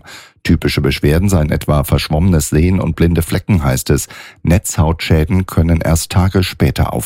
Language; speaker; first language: German; native; German